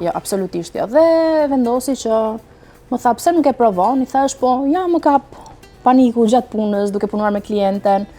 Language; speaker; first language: Albanian; early bilingual, heritage; Albanian